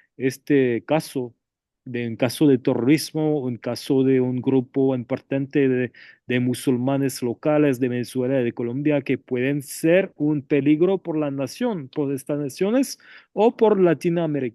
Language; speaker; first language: Spanish; non-native, fluent; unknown